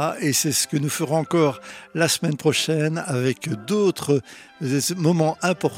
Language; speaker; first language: French; native; French